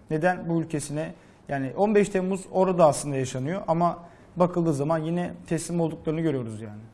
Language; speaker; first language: Turkish; native; Turkish